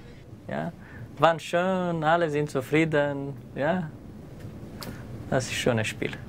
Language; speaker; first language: German; non-native, learner; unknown